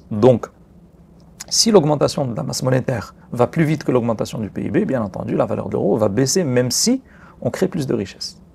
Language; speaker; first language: French; non-native, local second language; Arabic